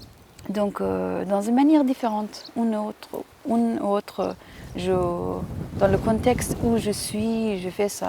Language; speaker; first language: French; non-native, fluent; Persian